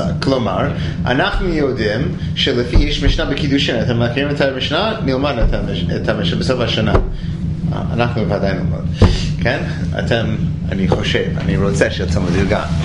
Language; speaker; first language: Hebrew; non-native, fluent; English